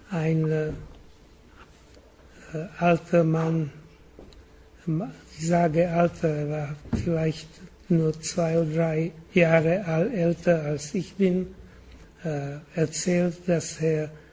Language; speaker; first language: German; non-native, learner; Czech